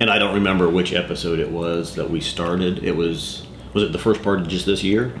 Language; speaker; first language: English; native; English